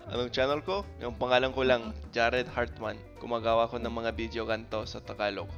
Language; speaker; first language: Filipino; non-native, fluent; English